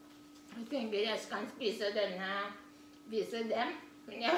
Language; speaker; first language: Norwegian; non-native, learner; Thai